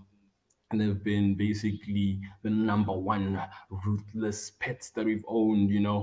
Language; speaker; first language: English; non-native, local second language; Tswana